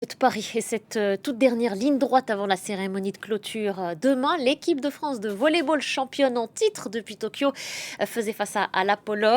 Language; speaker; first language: French; native; French